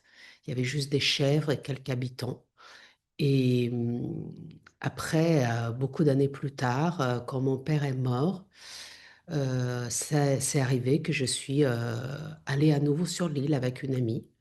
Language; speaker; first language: French; non-native, fluent; Italian